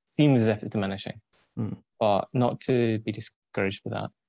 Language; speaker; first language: English; native; English